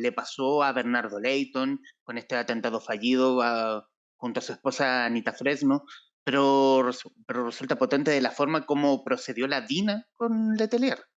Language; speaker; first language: Spanish; native; Spanish